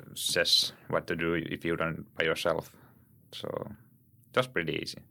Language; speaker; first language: English; non-native, learner; Finnish